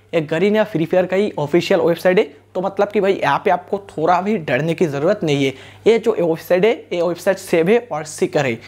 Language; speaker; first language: Hindi; non-native, local second language; Bangla